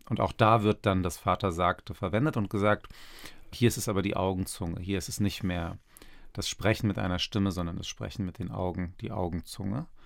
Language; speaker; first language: German; early bilingual, other home language; Turkish